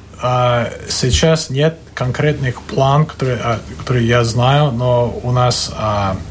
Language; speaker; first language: Russian; non-native, fluent; English